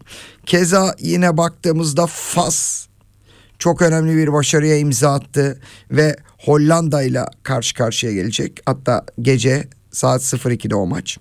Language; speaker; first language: Turkish; native; Turkish